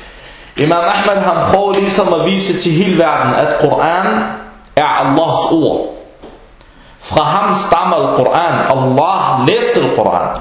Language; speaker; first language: Danish; early bilingual, other home language; Arabic